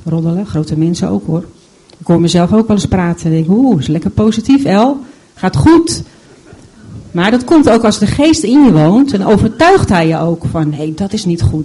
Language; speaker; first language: Dutch; native; Dutch